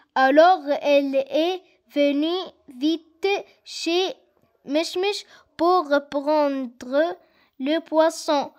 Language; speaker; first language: French; non-native, learner; Arabic